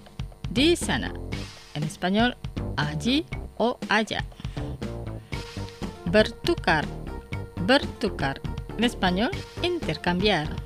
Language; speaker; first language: Spanish; non-native, fluent; Indonesian